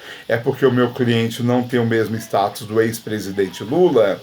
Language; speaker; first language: Portuguese; native; Portuguese